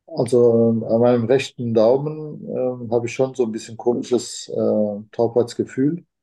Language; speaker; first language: German; non-native, fluent; Turkish